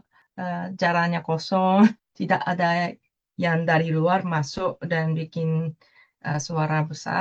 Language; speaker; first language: Indonesian; non-native, fluent; Japanese